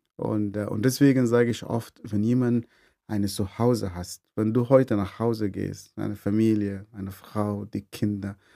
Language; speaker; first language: German; non-native, fluent; Arabic